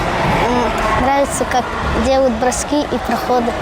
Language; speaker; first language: Russian; non-native, local second language; Ingush